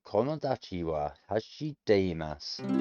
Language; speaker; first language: Japanese; non-native, learner; English